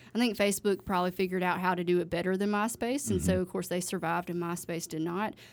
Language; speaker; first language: English; native; English